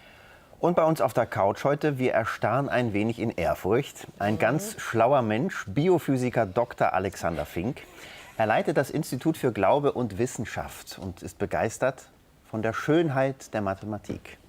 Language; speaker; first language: German; native; German